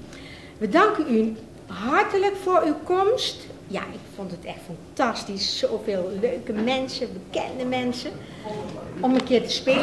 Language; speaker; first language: Dutch; native; Dutch